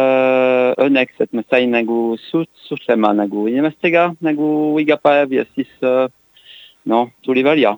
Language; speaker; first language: Estonian; non-native, learner; French